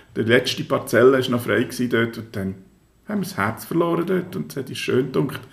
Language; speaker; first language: German; native; German